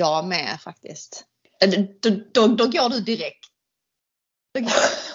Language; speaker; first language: Swedish; native; Swedish